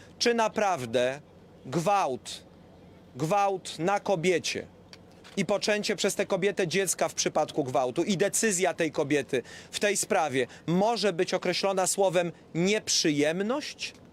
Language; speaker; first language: Polish; native; Polish